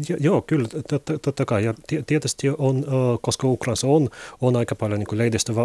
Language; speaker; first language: Finnish; non-native, learner; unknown